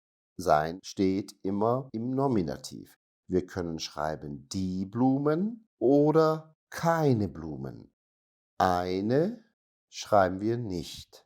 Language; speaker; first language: German; non-native, fluent; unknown